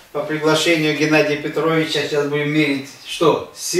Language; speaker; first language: Russian; native; Russian